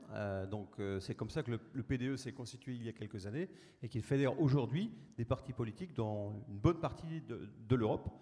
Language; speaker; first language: French; native; French